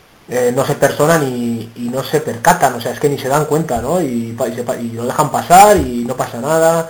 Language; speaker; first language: Spanish; native; Spanish